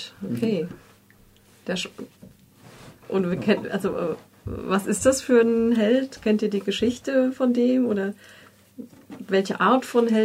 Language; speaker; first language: German; native; German